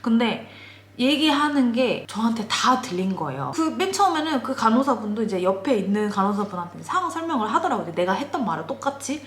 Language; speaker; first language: Korean; native; Korean